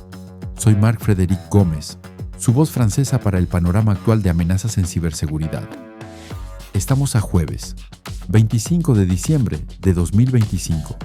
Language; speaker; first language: Spanish; non-native, fluent; French